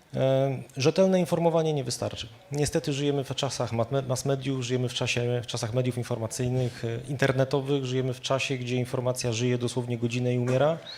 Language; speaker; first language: Polish; native; Polish